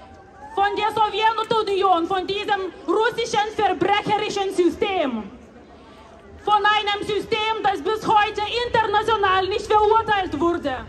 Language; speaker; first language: German; non-native, fluent; Lithuanian